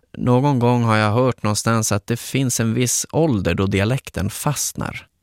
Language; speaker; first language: Swedish; native; Swedish